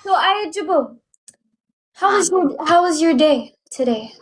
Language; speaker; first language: English; non-native, learner; Amharic